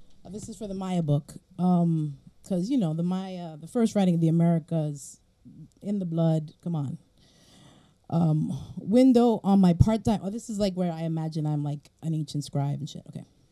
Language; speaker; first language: English; early bilingual, other home language; Spanish